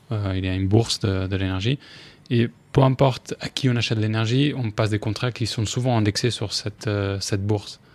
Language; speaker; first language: French; non-native, fluent; Spanish